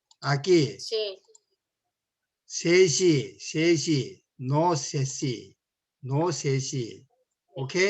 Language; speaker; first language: Spanish; non-native, learner; Korean